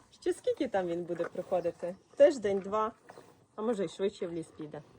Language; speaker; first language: Ukrainian; native; Ukrainian